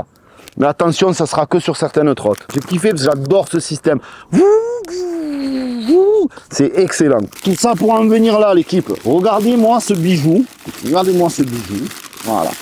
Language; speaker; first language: French; native; French